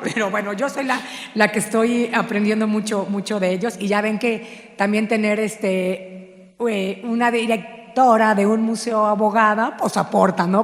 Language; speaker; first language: Spanish; native; Spanish